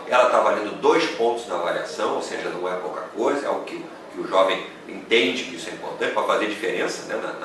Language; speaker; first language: Portuguese; native; Portuguese